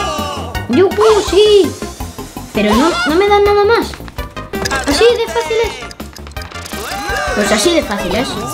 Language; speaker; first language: Spanish; native; Spanish